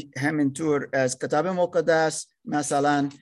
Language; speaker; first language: Persian; non-native, learner; German